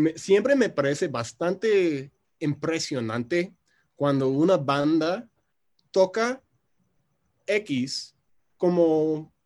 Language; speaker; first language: Spanish; non-native, fluent; English